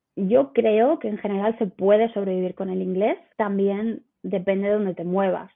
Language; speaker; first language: Spanish; native; Spanish